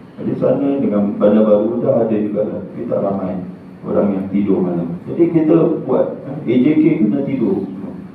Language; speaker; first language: Malay; native; Malay